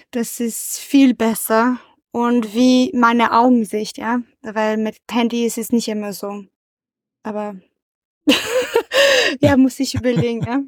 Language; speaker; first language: German; non-native, learner; French